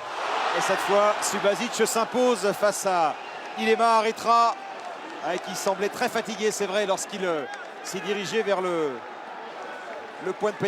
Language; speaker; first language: French; native; French